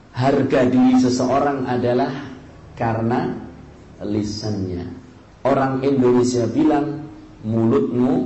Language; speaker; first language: Indonesian; native; Indonesian